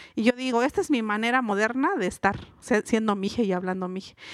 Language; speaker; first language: Spanish; non-native, local second language; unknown